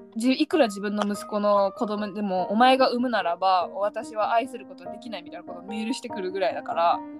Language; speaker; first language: Japanese; native; Japanese